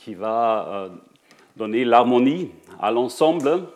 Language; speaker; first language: French; non-native, fluent; German